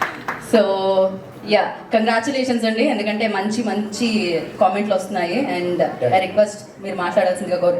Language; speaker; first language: Telugu; native; Telugu